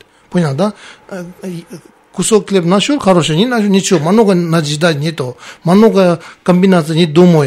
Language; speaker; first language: Russian; non-native, learner; Tibetan